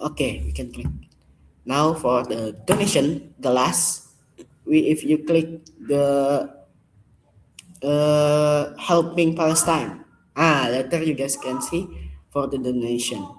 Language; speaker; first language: English; non-native, learner; Indonesian